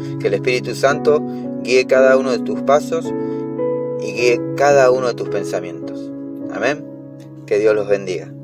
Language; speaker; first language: Spanish; native; Spanish